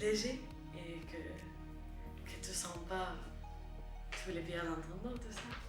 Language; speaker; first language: French; non-native, fluent; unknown